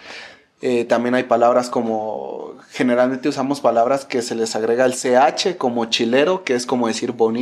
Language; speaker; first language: Spanish; native; Spanish